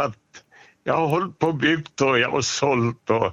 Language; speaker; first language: Swedish; native; Swedish